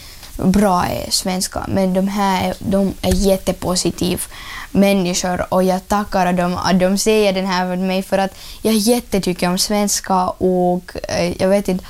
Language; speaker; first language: Swedish; non-native, learner; Ukrainian